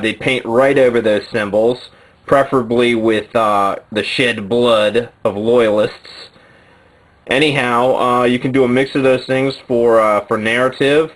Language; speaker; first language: English; native; English